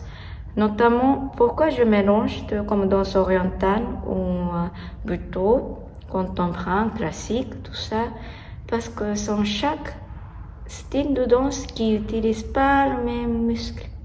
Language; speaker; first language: French; non-native, learner; Japanese